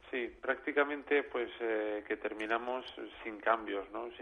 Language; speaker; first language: Spanish; native; Spanish